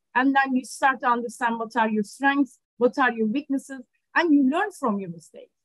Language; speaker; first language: English; non-native, fluent; Turkish